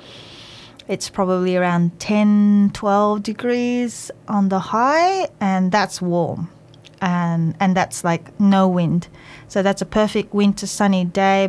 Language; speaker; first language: English; non-native, fluent; Japanese